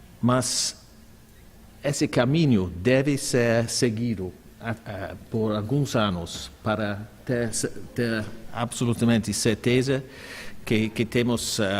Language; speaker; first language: Portuguese; non-native, fluent; English